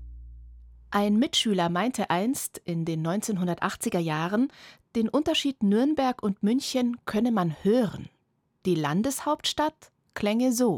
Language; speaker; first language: German; native; German